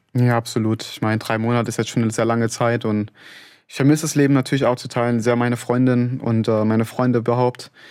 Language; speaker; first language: German; native; German